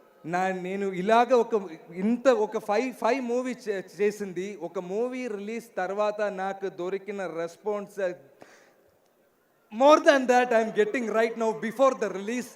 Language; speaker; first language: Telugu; non-native, learner; Malayalam